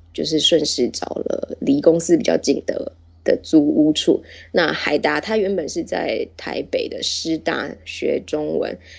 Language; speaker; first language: Chinese; native; Chinese